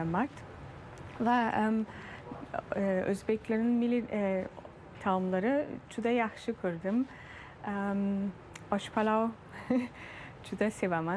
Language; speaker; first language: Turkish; early bilingual, heritage; German